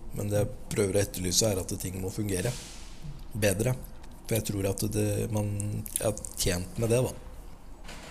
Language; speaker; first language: Norwegian; early bilingual, other home language; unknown